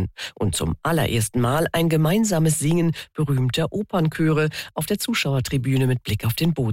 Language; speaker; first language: German; native; German